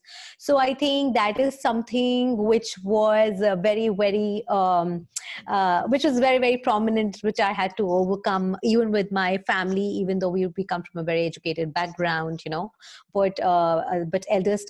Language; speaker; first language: English; non-native, local second language; Hindi